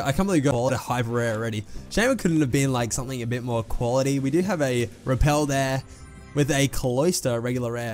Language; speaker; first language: English; native; English